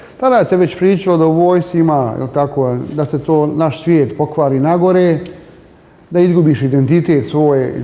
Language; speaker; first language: Bosnian; native; Bosnian